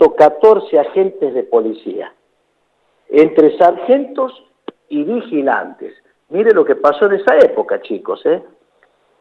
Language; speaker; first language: Spanish; native; Spanish